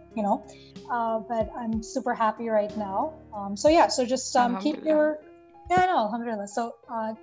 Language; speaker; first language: English; non-native, local second language; Bangla